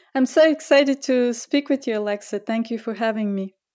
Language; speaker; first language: English; non-native, fluent; Bulgarian